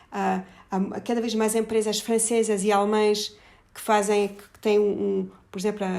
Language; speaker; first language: Portuguese; non-native, fluent; French